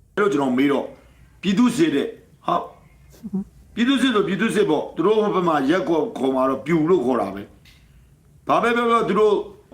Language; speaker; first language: Burmese; native; Burmese